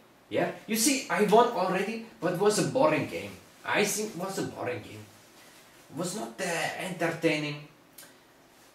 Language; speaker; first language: English; non-native, learner; German